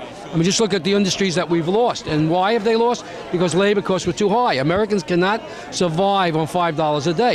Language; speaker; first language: English; native; English